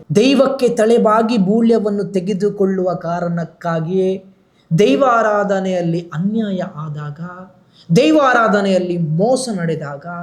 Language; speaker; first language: Kannada; non-native, local second language; Tulu